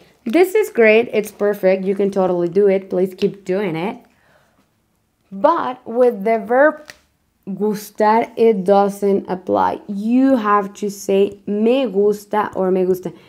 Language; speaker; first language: English; non-native, fluent; Spanish